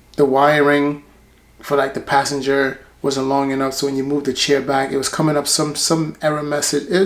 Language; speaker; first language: English; native; English